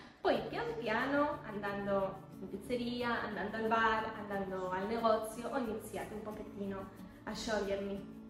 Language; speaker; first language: Italian; non-native, fluent; Spanish